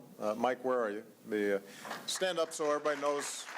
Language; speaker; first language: English; native; English